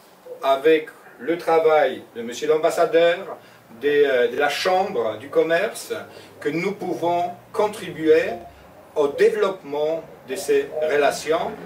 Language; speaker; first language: French; non-native, fluent; Polish